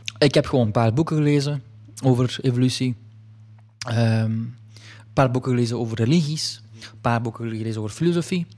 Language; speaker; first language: Dutch; early bilingual, other home language; Polish